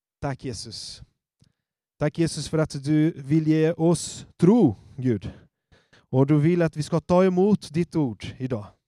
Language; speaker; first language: Swedish; non-native, fluent; Portuguese